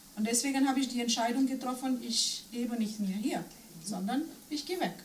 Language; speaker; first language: German; non-native, fluent; Macedonian